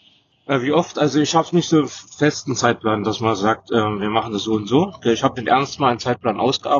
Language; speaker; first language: German; native; German